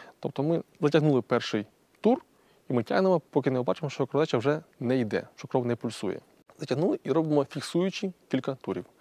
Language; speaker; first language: Ukrainian; native; Ukrainian